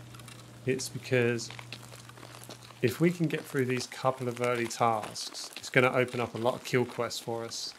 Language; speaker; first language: English; native; English